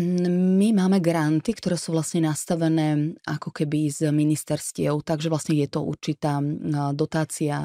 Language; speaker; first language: Slovak; native; Slovak